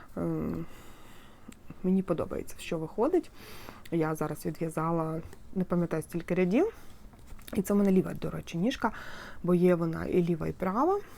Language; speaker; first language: Ukrainian; non-native, local second language; Russian